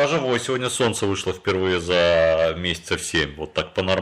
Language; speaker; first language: Russian; native; Russian